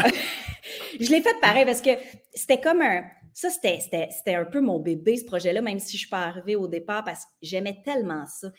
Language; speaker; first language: French; native; French